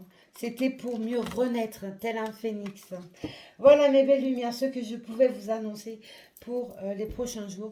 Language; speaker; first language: French; native; French